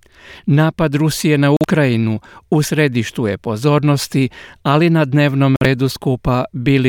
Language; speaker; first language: Croatian; native; Croatian